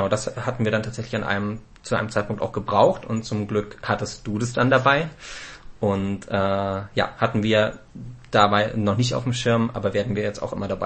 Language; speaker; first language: German; native; German